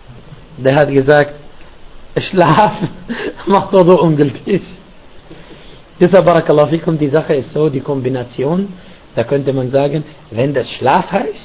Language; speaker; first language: German; non-native, fluent; Arabic